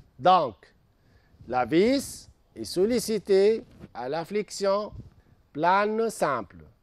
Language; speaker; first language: French; non-native, local second language; Arabic